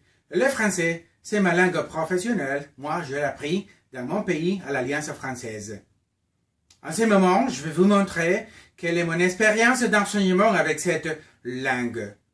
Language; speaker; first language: French; non-native, fluent; Spanish